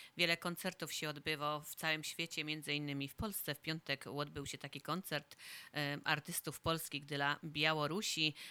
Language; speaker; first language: Polish; native; Polish